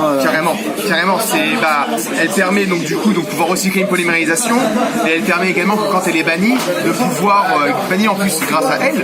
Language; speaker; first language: French; native; French